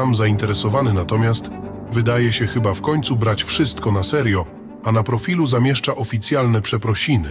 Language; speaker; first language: Polish; native; Polish